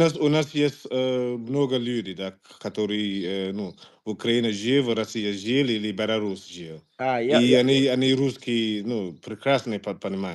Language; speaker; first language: Russian; non-native, learner; Igbo